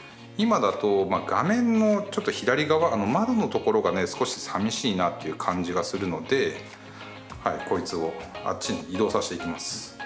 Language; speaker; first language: Japanese; native; Japanese